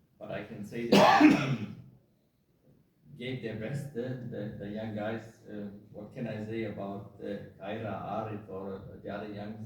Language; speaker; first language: English; non-native, fluent; German